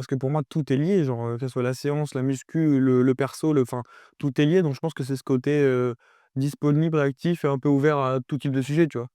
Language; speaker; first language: French; native; French